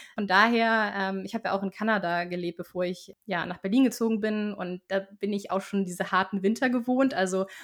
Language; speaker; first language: German; native; German